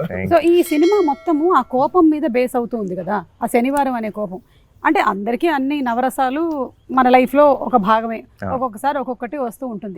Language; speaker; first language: Telugu; native; Telugu